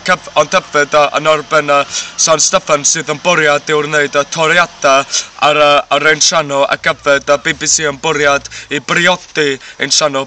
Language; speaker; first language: Welsh; non-native, learner; English